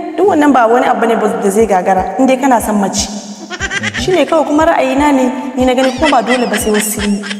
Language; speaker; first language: Hausa; non-native, local second language; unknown